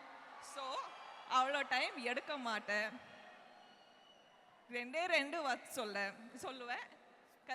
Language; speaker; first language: Tamil; non-native, local second language; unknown